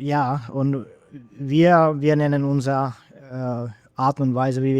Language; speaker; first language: German; non-native, fluent; Finnish